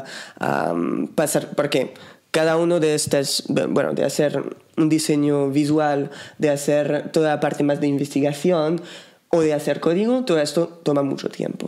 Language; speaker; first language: Spanish; non-native, fluent; French